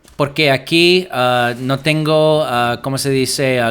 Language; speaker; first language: Spanish; non-native, learner; English